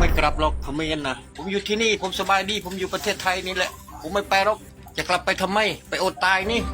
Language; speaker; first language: Thai; non-native, fluent; Khmer